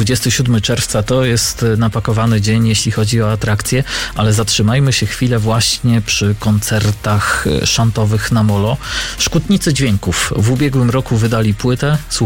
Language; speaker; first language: Polish; native; Polish